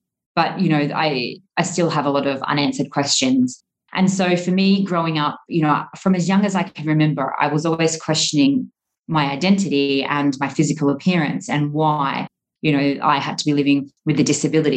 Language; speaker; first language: English; native; English